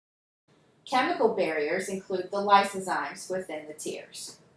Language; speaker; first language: English; native; English